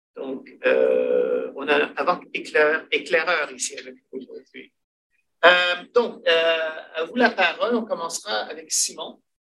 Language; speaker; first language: French; native; French